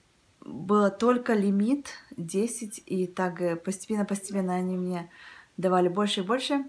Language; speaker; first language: Russian; early bilingual, heritage; Russian